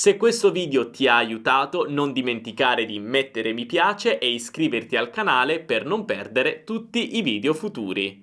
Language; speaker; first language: Italian; native; Italian